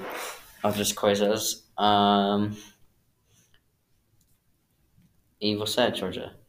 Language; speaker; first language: Portuguese; non-native, learner; English